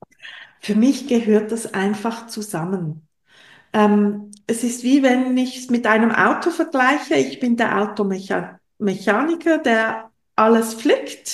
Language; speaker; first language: German; non-native, local second language; French